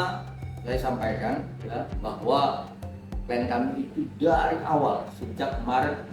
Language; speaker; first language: Indonesian; native; Indonesian